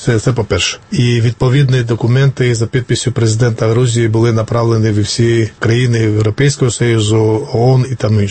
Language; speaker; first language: Ukrainian; non-native, fluent; Georgian